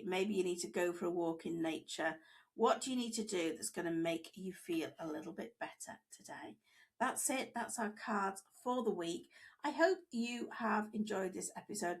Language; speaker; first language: English; native; English